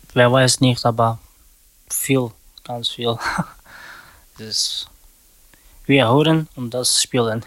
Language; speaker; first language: German; non-native, learner; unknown